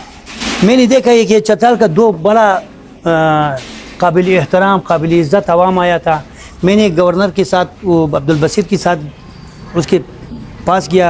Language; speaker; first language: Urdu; non-native, fluent; Persian